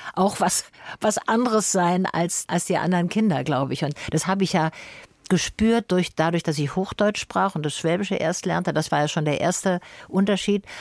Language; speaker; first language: German; native; German